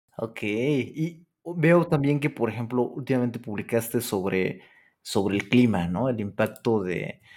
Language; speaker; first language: Spanish; native; Spanish